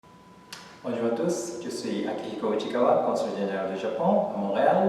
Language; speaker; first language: French; non-native, fluent; Japanese